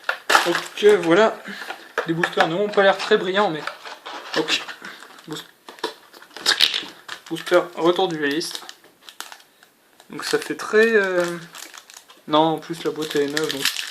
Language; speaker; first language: French; native; French